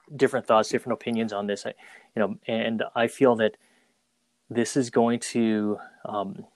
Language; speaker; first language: English; native; English